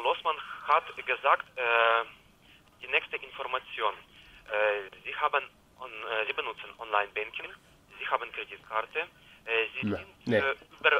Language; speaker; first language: German; non-native, learner; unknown